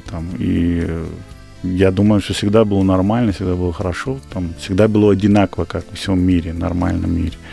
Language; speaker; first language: Russian; non-native, fluent; Kashmiri